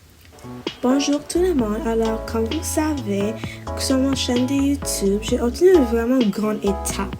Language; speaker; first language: French; non-native, learner; English